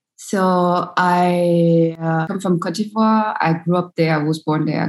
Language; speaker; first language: English; non-native, fluent; French